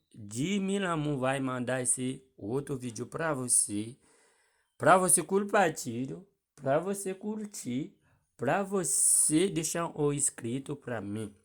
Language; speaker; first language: Portuguese; non-native, learner; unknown